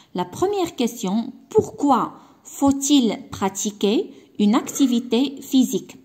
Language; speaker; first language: French; non-native, local second language; Arabic